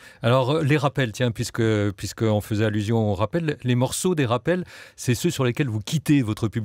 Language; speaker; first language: French; native; French